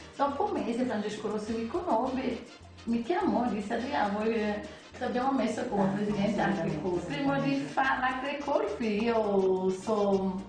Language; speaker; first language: Italian; non-native, learner; Portuguese